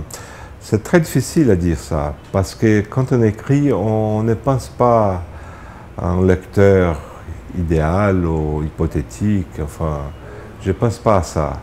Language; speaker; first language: French; non-native, fluent; Portuguese